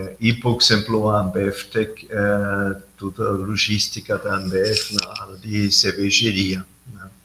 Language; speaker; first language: Portuguese; non-native, fluent; German